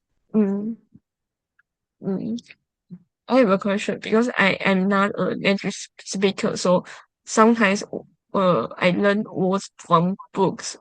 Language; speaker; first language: English; non-native, learner; Chinese